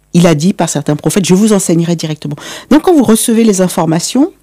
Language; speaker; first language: French; native; French